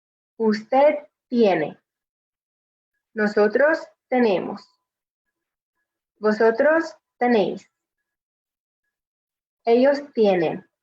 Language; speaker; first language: Spanish; non-native, fluent; English